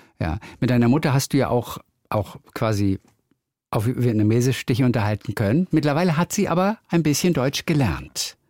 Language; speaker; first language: German; native; German